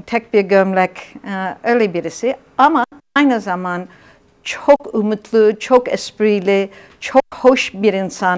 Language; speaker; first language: Turkish; non-native, fluent; English